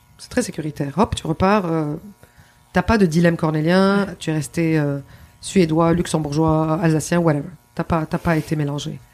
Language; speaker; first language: French; non-native, local second language; Arabic